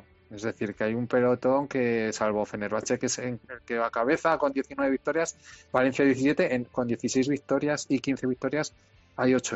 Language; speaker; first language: Spanish; native; Spanish